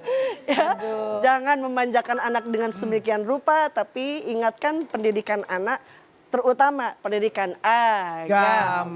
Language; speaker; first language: Indonesian; native; Indonesian